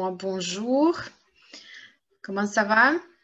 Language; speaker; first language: French; non-native, fluent; Russian